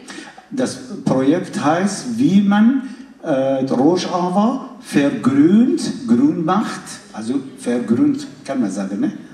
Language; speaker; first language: German; non-native, fluent; Arabic